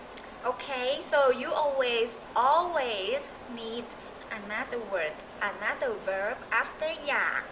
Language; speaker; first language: English; non-native, fluent; Thai